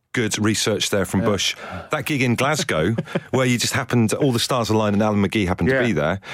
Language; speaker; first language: English; native; English